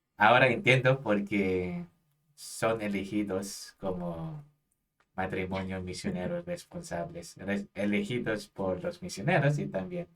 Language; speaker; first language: Spanish; non-native, fluent; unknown